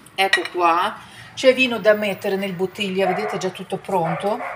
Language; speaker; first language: Italian; non-native, learner; Ukrainian